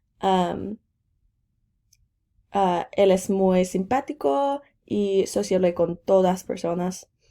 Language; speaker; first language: Spanish; non-native, learner; English